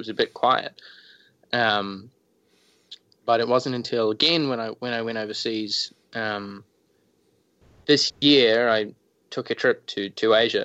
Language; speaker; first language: English; native; English